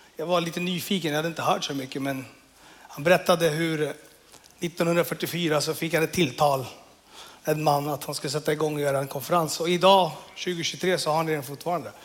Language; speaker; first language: Swedish; early bilingual, other home language; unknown